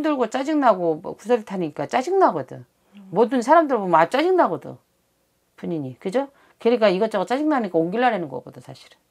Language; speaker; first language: Korean; native; Korean